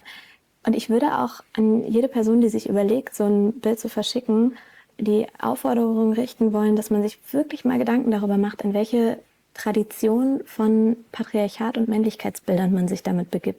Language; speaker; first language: German; native; German